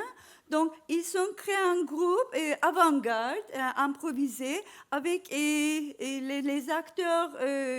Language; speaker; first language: French; non-native, learner; Turkish